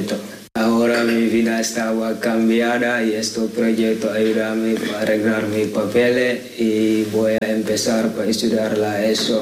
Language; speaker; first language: Spanish; non-native, learner; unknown